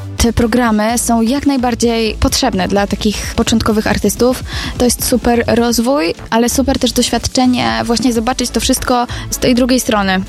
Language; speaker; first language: Polish; native; Polish